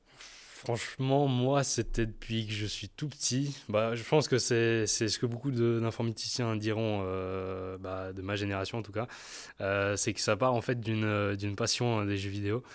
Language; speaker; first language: French; native; French